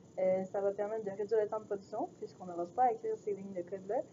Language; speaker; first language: French; native; French